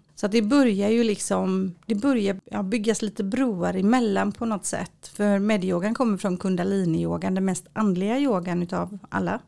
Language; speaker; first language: Swedish; native; Swedish